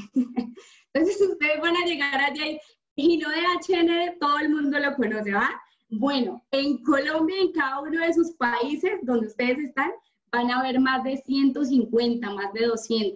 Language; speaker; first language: Spanish; native; Spanish